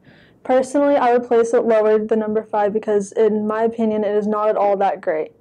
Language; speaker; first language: English; native; English